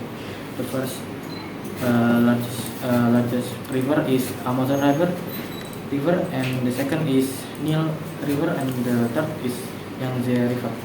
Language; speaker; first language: English; non-native, learner; Indonesian